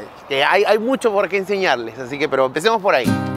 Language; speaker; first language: Spanish; native; Spanish